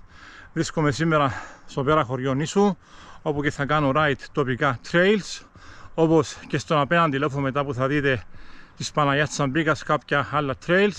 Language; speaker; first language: Greek; native; Greek